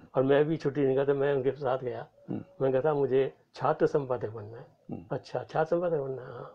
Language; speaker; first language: Hindi; native; Hindi